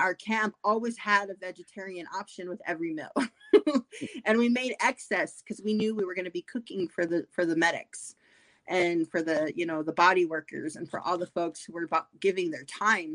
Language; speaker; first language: English; native; English